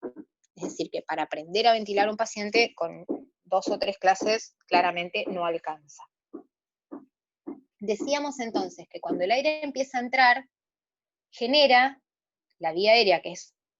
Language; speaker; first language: Spanish; native; Spanish